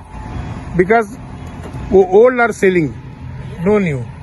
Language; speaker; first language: English; non-native, learner; Urdu